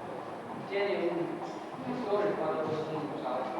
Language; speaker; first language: Spanish; non-native, learner; English